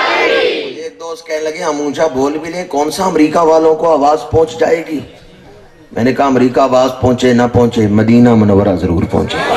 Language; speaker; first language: Urdu; non-native, local second language; Punjabi